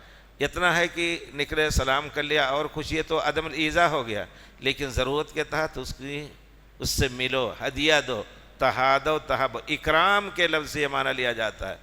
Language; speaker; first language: Urdu; native; Urdu